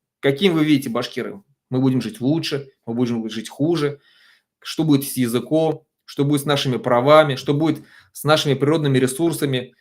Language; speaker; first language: Russian; native; Russian